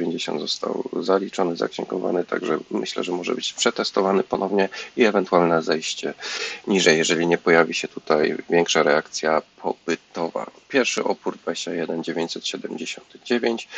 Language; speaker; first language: Polish; native; Polish